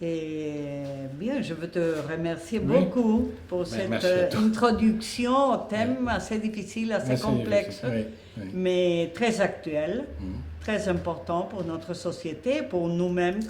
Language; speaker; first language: French; non-native, fluent; Spanish